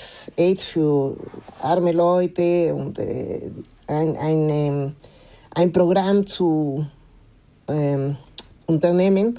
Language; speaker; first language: German; non-native, fluent; Spanish